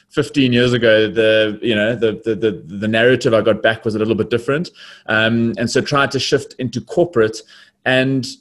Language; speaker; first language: English; native; English